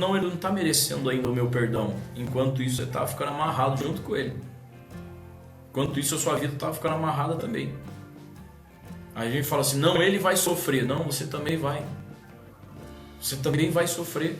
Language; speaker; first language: Portuguese; native; Portuguese